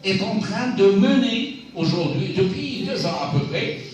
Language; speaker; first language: French; non-native, local second language; Arabic